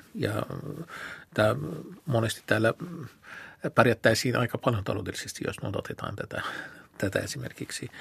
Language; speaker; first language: Finnish; non-native, fluent; Arabic